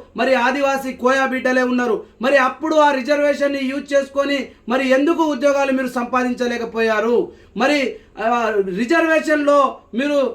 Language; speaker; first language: Telugu; non-native, local second language; Lambadi